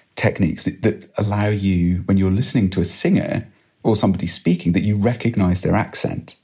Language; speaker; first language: English; native; English